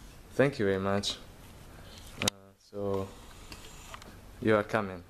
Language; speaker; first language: English; non-native, learner; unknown